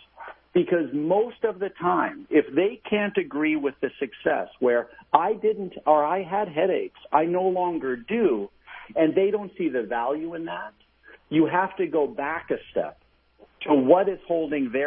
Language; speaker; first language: English; native; English